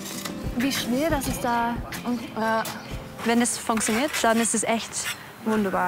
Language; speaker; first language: German; non-native, learner; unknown